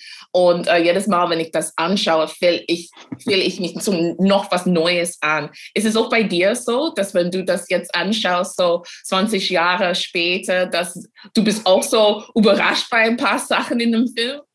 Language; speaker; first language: German; non-native, fluent; English